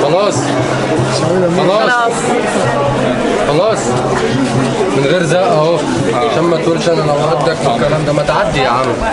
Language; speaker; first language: Arabic; native; Arabic